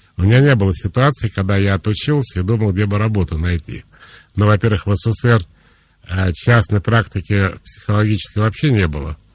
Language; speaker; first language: Russian; native; Russian